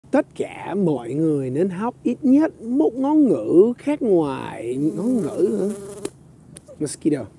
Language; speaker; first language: Vietnamese; non-native, fluent; English